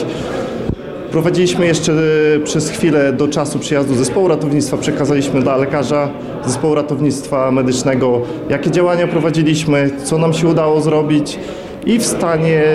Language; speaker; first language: Polish; native; Polish